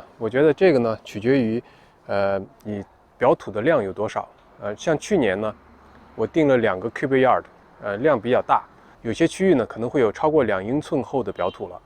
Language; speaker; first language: Chinese; native; Chinese